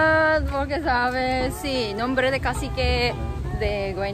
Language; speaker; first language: Spanish; non-native, learner; Japanese